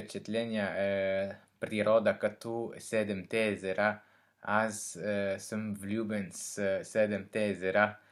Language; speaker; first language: Bulgarian; non-native, learner; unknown